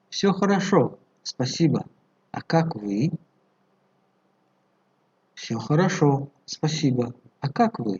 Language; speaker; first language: Russian; non-native, fluent; Tajik